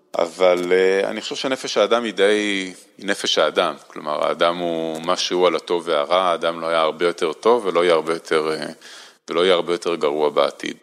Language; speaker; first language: Hebrew; native; Hebrew